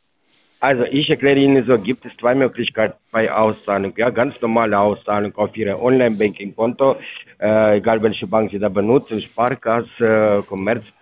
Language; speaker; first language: German; non-native, fluent; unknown